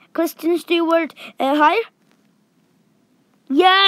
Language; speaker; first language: English; native; English